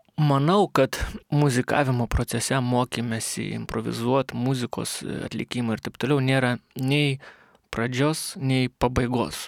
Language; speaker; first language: Lithuanian; non-native, local second language; Russian